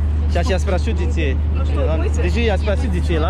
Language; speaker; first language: Russian; non-native, learner; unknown